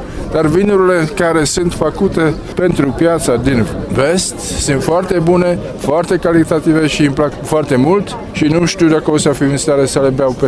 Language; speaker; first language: Romanian; non-native, fluent; Czech